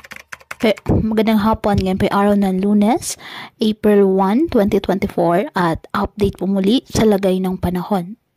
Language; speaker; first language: Filipino; non-native, local second language; Masbatenyo